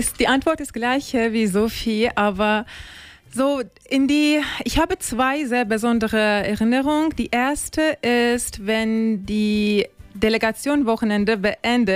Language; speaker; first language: German; non-native, learner; Turkish